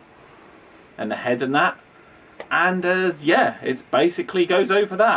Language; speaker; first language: English; native; English